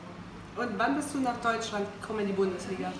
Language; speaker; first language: German; native; German